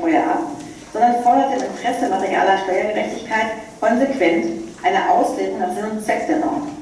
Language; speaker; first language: German; native; German